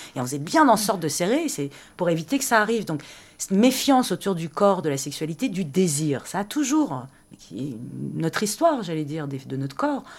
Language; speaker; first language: French; early bilingual, other home language; Persian